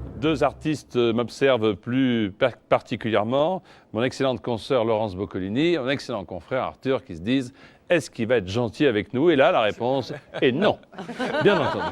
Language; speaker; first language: French; native; French